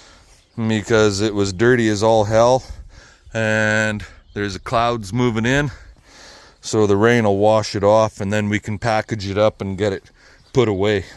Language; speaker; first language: English; native; English